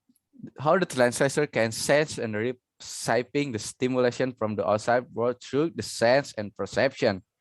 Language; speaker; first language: English; non-native, learner; Indonesian